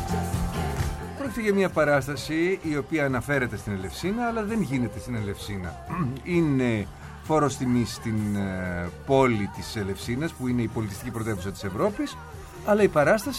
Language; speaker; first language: Greek; native; Greek